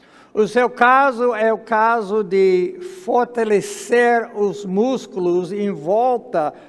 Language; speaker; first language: Portuguese; non-native, fluent; English